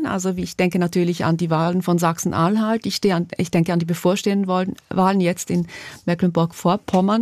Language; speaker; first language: German; native; German